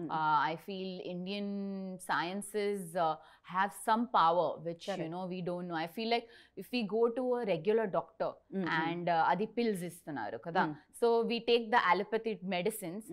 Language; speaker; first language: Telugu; non-native, learner; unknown